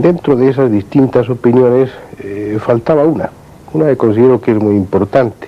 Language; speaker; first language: Spanish; native; Spanish